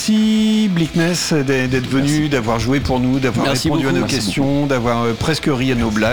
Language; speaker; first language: French; native; French